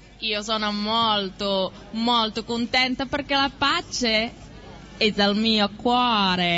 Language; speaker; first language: Italian; non-native, learner; Catalan